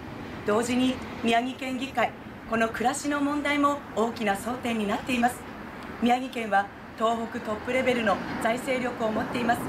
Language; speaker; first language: Japanese; native; Japanese